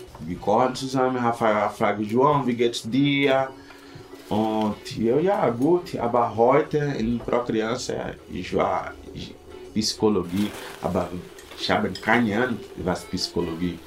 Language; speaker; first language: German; non-native, learner; Portuguese